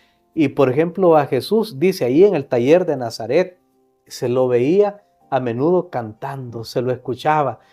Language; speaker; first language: Spanish; native; Spanish